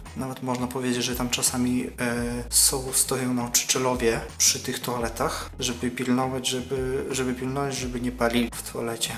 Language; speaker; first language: Polish; non-native, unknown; Russian